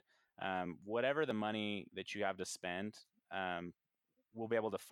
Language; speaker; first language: English; native; English